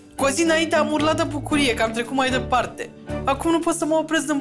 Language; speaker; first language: Romanian; native; Romanian